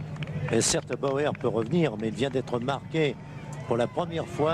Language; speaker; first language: French; native; French